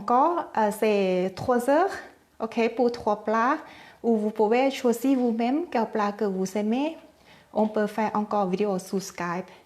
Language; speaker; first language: French; non-native, learner; Thai